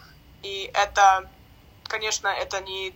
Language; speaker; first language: Russian; non-native, learner; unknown